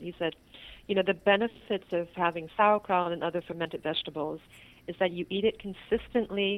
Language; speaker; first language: English; non-native, local second language; Cantonese